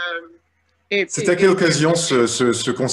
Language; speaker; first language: French; native; French